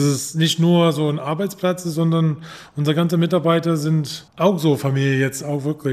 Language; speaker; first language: German; non-native, fluent; English